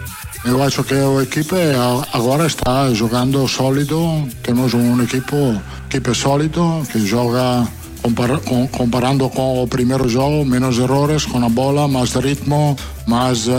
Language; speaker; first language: Portuguese; non-native, fluent; Italian